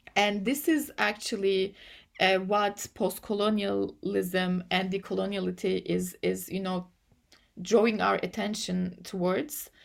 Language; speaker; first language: English; non-native, fluent; Turkish